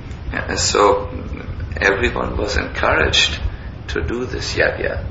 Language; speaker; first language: English; non-native, fluent; German